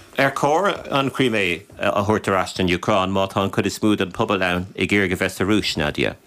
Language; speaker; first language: Irish; native; Irish